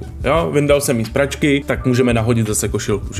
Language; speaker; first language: Czech; native; Czech